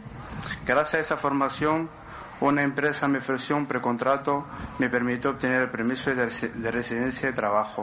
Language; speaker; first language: Spanish; non-native, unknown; Arabic